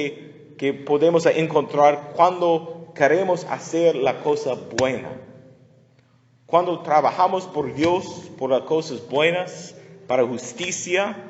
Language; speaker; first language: Spanish; non-native, fluent; English